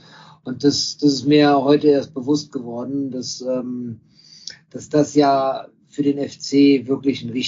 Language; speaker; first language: German; native; German